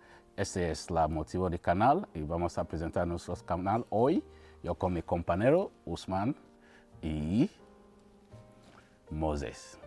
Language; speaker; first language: Spanish; non-native, learner; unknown